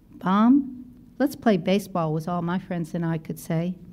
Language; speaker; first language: English; native; English